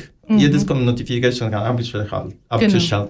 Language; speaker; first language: German; non-native, learner; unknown